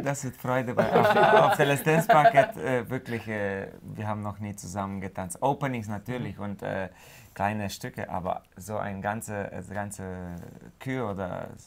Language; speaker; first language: German; non-native, fluent; Hungarian